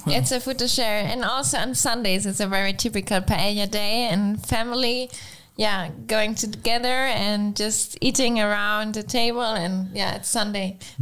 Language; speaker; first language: English; non-native, fluent; Spanish